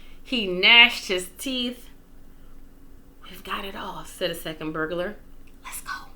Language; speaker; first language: English; native; English